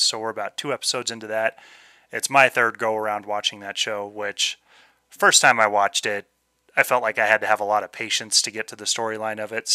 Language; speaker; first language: English; native; English